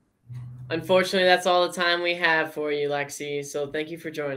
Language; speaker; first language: English; native; English